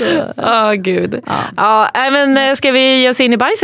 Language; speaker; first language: Swedish; native; Swedish